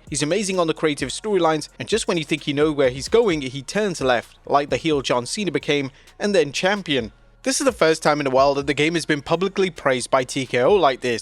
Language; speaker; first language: English; native; English